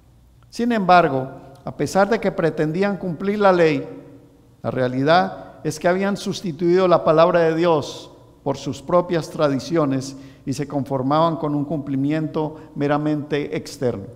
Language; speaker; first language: Spanish; native; Spanish